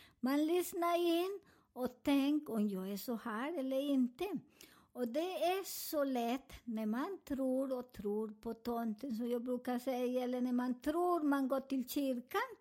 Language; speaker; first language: Swedish; non-native, fluent; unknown